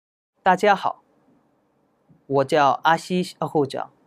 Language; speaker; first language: Chinese; non-native, fluent; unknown